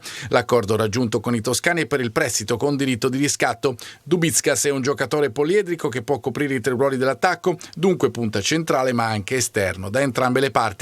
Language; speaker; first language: Italian; native; Italian